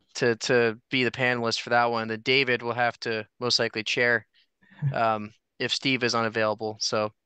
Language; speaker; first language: English; native; English